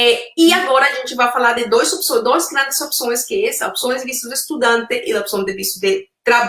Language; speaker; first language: Portuguese; non-native, fluent; Spanish